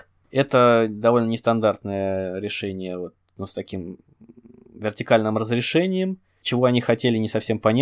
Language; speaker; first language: Russian; native; Russian